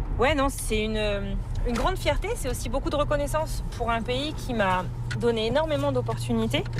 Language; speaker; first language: French; native; French